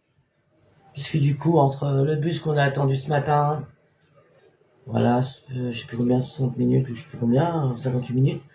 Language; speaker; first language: French; native; French